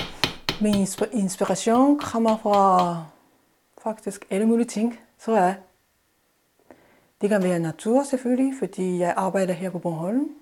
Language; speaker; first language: Danish; non-native, fluent; Japanese